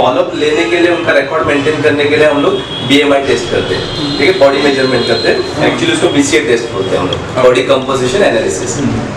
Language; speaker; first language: Hindi; native; Hindi